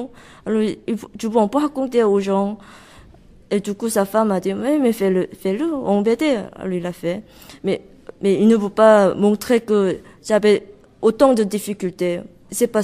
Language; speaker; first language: French; non-native, learner; Korean